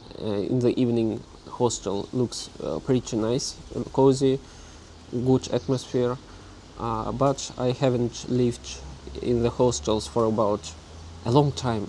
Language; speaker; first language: English; non-native, learner; Russian